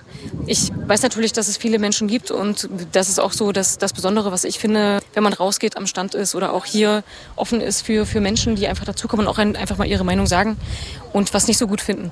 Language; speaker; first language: German; native; German